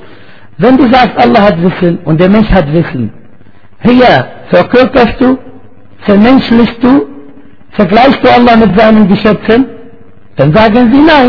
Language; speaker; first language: German; non-native, fluent; Arabic